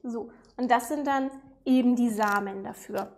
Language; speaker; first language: German; native; German